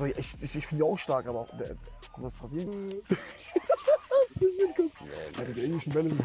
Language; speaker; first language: German; native; German